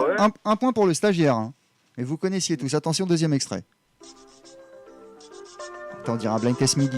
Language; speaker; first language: French; native; French